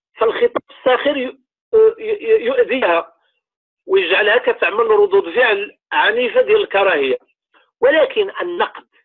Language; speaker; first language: Arabic; native; Arabic